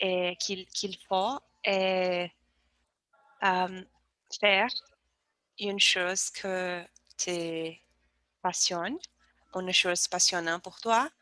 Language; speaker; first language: French; non-native, learner; Portuguese